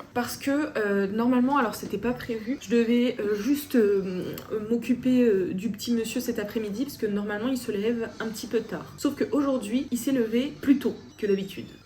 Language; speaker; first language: French; native; French